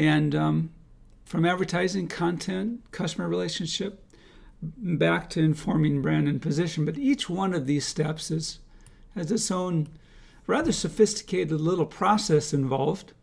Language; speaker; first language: English; native; English